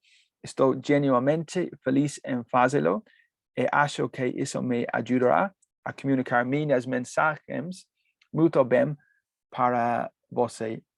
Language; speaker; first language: Portuguese; non-native, learner; English